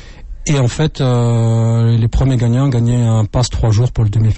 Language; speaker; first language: French; native; French